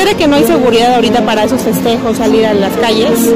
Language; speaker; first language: Spanish; native; Spanish